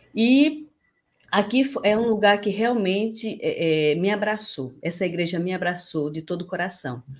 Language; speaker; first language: Portuguese; native; Portuguese